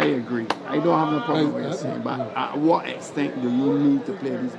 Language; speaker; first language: English; native; English